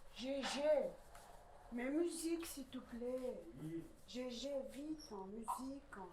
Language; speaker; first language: French; non-native, learner; Russian